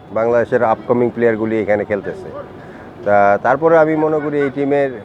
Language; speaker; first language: Bangla; native; Bangla